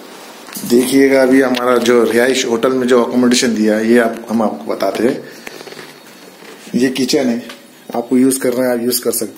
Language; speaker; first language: Hindi; native; Hindi